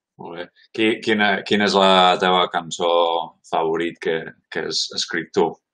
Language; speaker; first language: Catalan; non-native, fluent; English